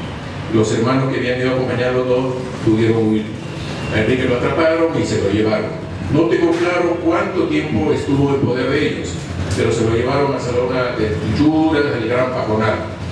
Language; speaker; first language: Spanish; native; Spanish